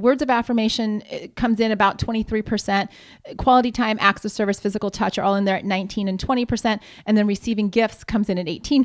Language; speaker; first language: English; native; English